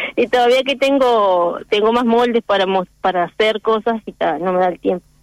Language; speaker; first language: Spanish; non-native, local second language; Russian